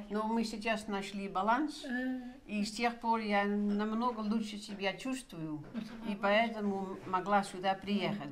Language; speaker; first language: Russian; non-native, fluent; Dutch